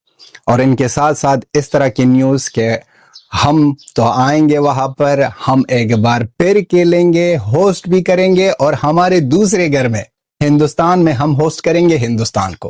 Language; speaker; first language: Hindi; non-native, fluent; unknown